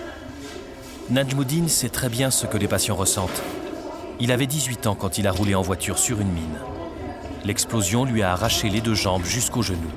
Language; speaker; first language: French; native; French